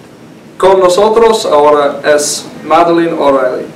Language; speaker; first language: Spanish; non-native, learner; English